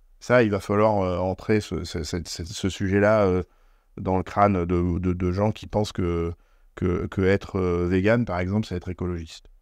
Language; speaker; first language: French; native; French